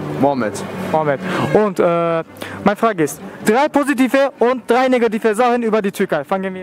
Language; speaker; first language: German; non-native, fluent; Turkish